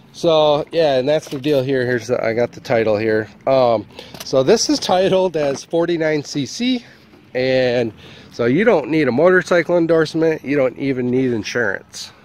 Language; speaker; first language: English; native; English